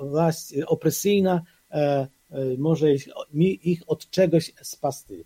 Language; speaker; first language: Polish; non-native, fluent; Ukrainian